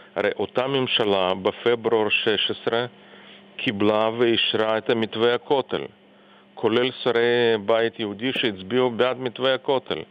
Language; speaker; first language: Hebrew; non-native, fluent; Russian